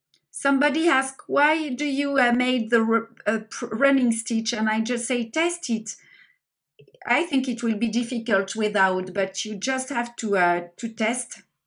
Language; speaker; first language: English; non-native, learner; French